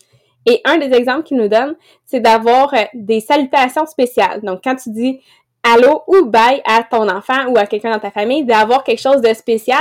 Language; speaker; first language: French; native; French